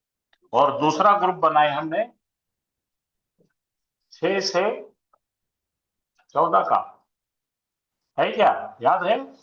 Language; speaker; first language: Hindi; native; Hindi